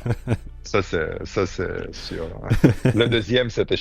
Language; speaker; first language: French; non-native, fluent; Romanian